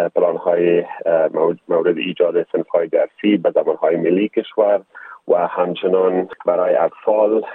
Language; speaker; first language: Persian; native; Persian